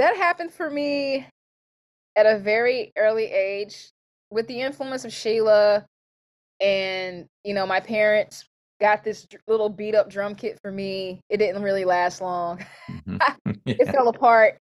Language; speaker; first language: English; native; English